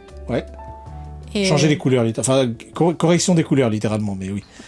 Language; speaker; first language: French; native; French